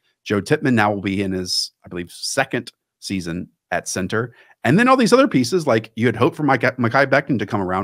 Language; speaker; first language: English; native; English